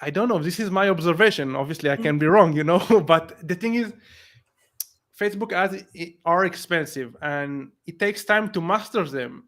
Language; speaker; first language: English; non-native, fluent; Hebrew